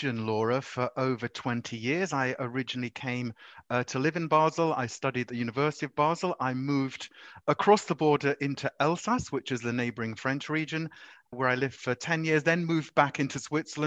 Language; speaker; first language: English; native; English